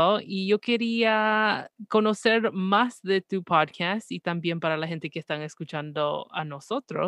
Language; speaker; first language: Spanish; early bilingual, heritage; Spanish